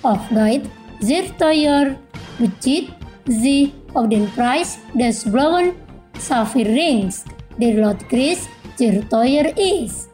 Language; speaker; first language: German; non-native, fluent; Indonesian